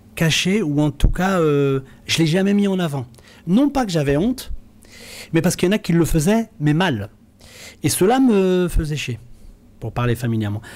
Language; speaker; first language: French; early bilingual, other home language; Arabic